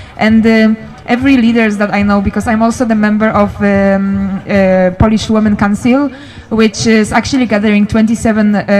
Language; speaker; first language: English; non-native, learner; Polish